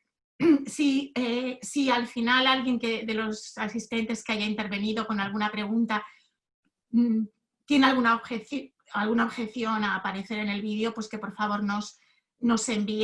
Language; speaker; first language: Spanish; native; Spanish